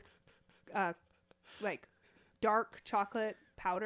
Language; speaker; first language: English; native; English